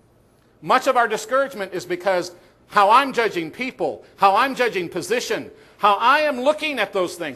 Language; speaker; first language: English; native; English